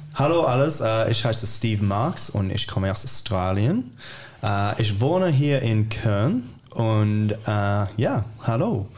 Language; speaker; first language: German; non-native, learner; English